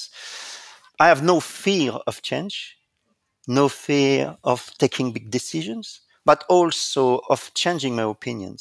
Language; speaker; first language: English; non-native, fluent; French